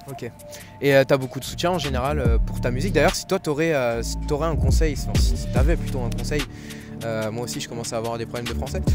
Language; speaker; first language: French; native; French